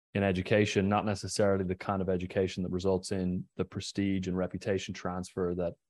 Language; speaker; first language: English; native; English